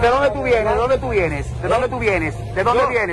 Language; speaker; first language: Spanish; native; Spanish